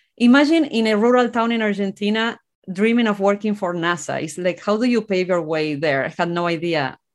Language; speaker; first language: English; non-native, fluent; Spanish